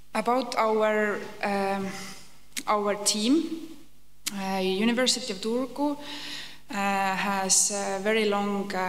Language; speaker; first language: English; non-native, fluent; Estonian